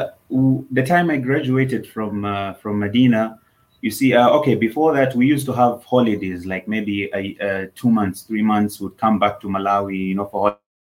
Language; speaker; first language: English; non-native, local second language; Nyanja